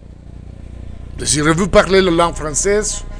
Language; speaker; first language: French; non-native, fluent; Spanish